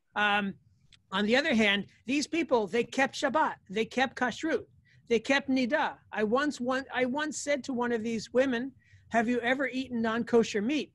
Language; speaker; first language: English; native; English